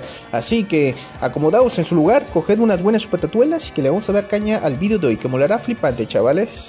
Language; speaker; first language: Spanish; native; Spanish